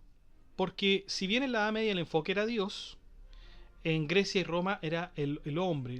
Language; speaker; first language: Spanish; native; Spanish